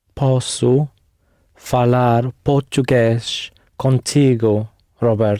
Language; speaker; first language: Portuguese; non-native, learner; English